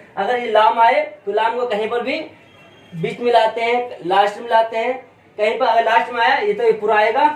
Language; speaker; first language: Hindi; native; Hindi